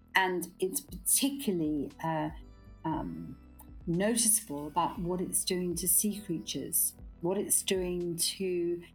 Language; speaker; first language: English; native; English